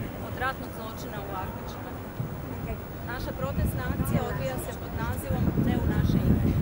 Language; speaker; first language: Croatian; native; Croatian